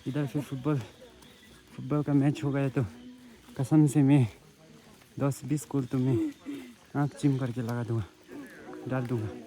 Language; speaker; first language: Hindi; non-native, local second language; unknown